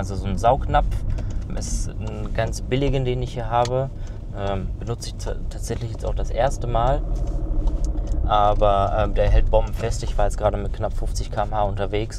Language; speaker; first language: German; native; German